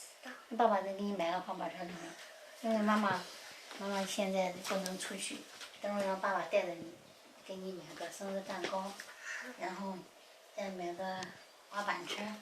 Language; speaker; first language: Chinese; native; Chinese